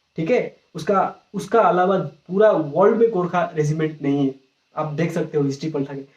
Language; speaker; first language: Hindi; non-native, local second language; Nepali